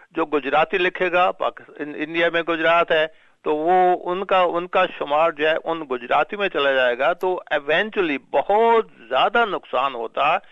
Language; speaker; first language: Urdu; non-native, local second language; Punjabi